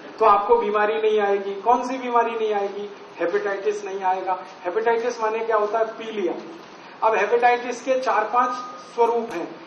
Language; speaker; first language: Hindi; native; Hindi